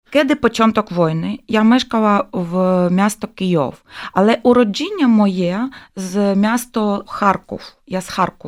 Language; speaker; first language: Polish; non-native, learner; Ukrainian